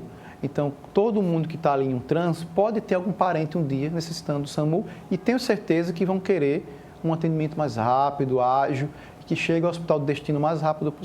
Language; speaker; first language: Portuguese; native; Portuguese